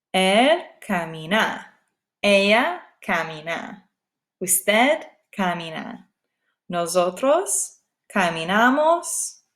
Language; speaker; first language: Spanish; non-native, fluent; English